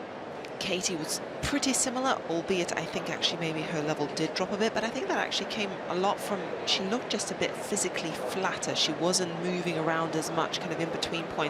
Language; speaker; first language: English; native; English